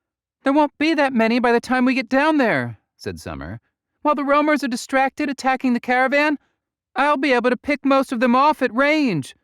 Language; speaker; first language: English; native; English